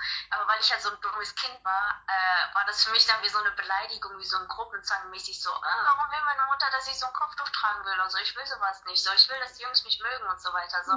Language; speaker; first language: German; early bilingual, other home language; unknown